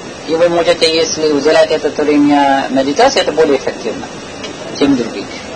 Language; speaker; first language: Russian; non-native, learner; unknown